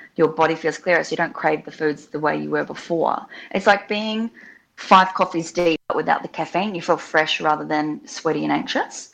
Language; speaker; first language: English; native; English